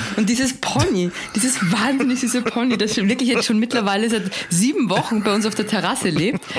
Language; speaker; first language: German; native; German